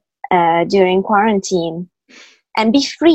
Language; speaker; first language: English; native; English